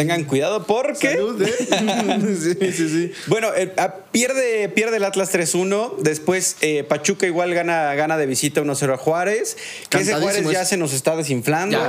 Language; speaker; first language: Spanish; native; Spanish